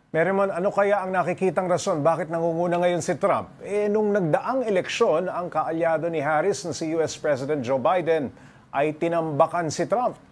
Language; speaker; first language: Filipino; native; Filipino